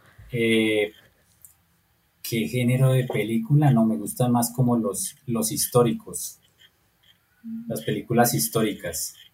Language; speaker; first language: Spanish; native; Spanish